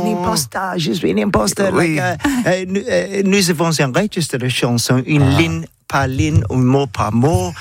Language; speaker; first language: French; non-native, learner; English